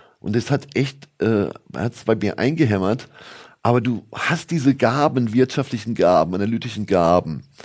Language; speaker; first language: German; native; German